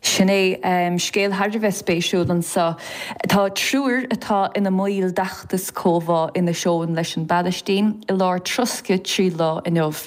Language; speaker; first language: Irish; native; Irish